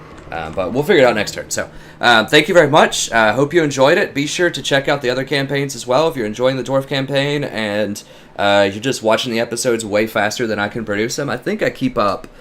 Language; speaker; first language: English; native; English